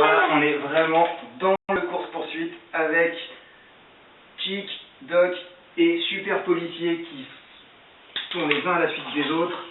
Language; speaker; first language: French; native; French